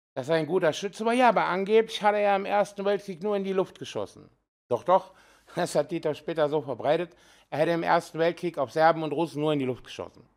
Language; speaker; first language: German; early bilingual, other home language; Serbian